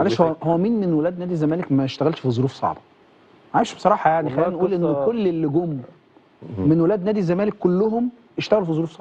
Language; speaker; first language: Arabic; native; Arabic